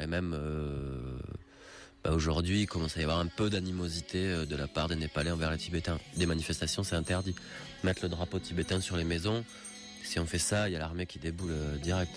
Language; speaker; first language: French; native; French